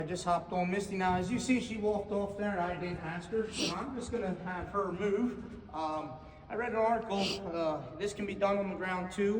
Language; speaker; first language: English; native; English